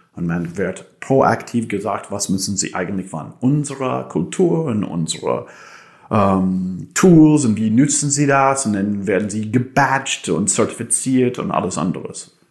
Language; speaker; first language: German; non-native, fluent; English